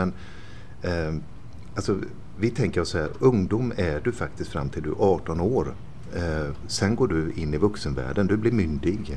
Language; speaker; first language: Swedish; native; Swedish